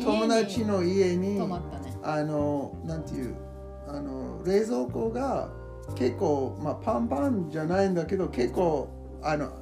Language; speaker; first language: Japanese; non-native, learner; English